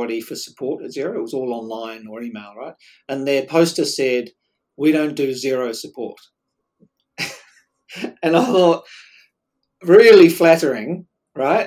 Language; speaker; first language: English; native; English